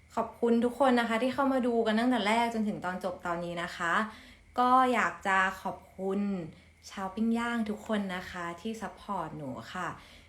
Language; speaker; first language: Thai; native; Thai